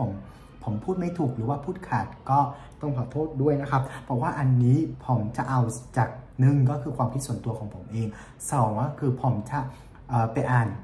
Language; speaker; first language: Thai; non-native, fluent; Vietnamese